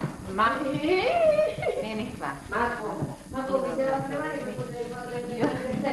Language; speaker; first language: Italian; native; Italian